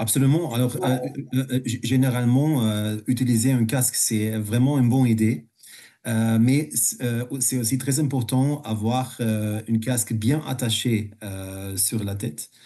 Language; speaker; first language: French; non-native, fluent; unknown